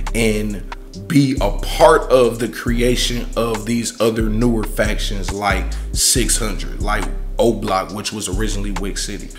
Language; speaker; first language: English; native; English